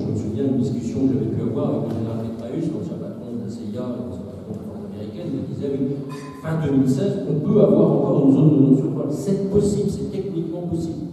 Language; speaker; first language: French; native; French